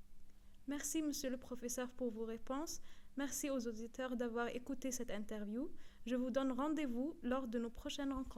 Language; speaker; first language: French; native; French